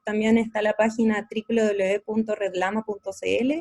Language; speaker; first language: Spanish; native; Spanish